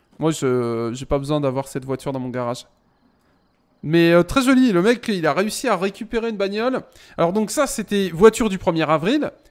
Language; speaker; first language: French; native; French